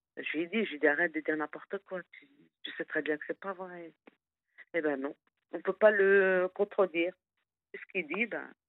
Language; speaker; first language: French; non-native, fluent; Arabic